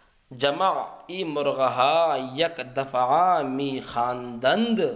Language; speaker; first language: Persian; non-native, fluent; Urdu